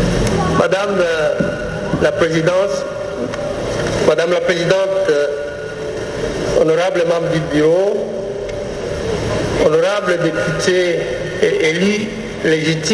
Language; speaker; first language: French; non-native, local second language; Kinyarwanda